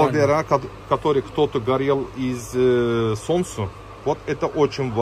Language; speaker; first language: Russian; non-native, learner; Turkish